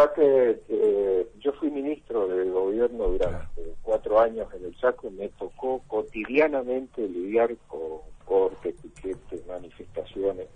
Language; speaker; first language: Spanish; native; Spanish